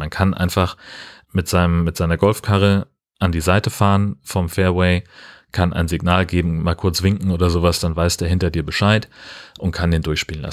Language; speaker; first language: German; native; German